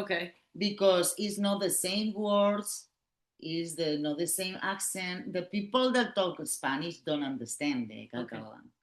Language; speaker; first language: English; non-native, learner; Catalan